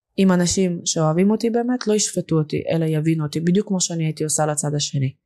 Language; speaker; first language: Hebrew; early bilingual, other home language; Russian